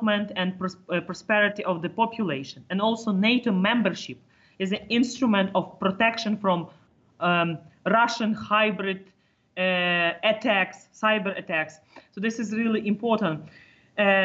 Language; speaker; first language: English; non-native, fluent; Ukrainian